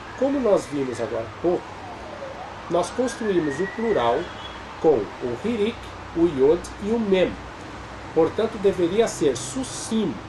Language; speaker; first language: Portuguese; native; Portuguese